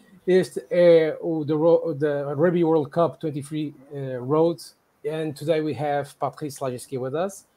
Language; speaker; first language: English; non-native, fluent; Portuguese